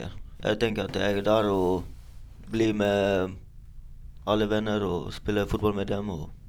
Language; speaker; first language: Norwegian; non-native, learner; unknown